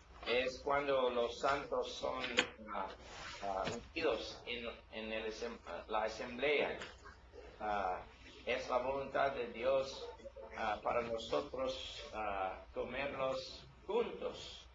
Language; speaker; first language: Spanish; non-native, learner; English